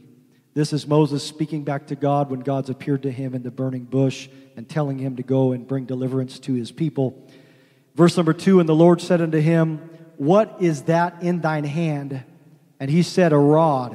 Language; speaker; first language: English; native; English